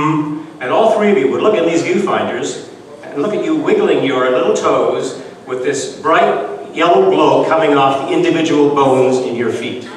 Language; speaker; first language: English; native; English